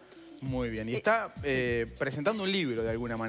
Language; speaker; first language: Spanish; native; Spanish